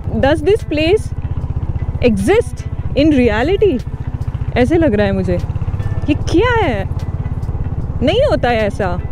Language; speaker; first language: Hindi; non-native, local second language; Marathi